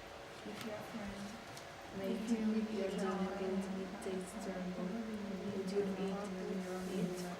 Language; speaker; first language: English; non-native, learner; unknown